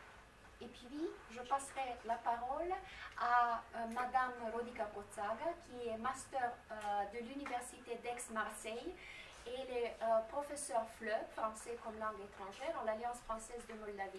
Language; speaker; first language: French; non-native, fluent; Romanian